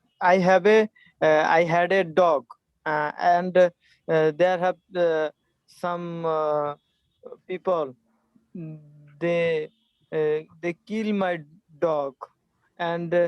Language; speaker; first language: English; non-native, learner; Hindi